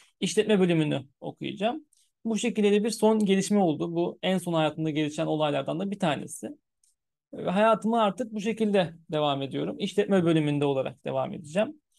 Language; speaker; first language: Turkish; early bilingual, heritage; Turkish